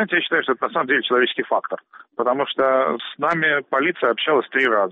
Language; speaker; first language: Russian; native; Russian